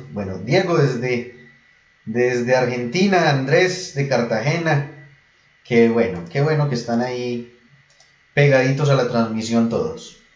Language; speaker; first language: Spanish; native; Spanish